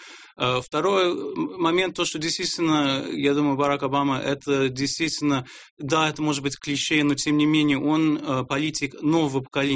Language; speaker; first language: Russian; non-native, fluent; English